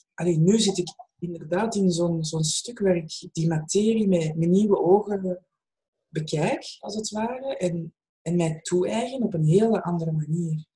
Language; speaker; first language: Dutch; native; Dutch